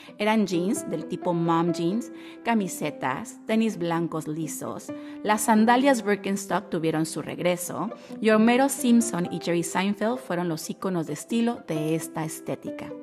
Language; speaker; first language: Spanish; native; Spanish